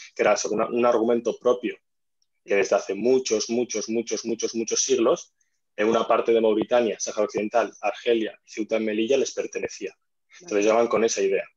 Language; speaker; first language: Spanish; non-native, fluent; Arabic